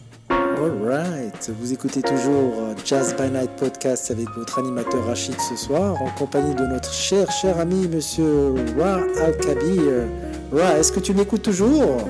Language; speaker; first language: French; native; French